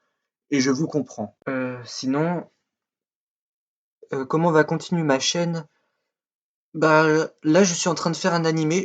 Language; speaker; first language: French; native; French